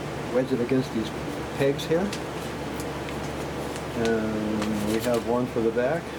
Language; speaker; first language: English; native; English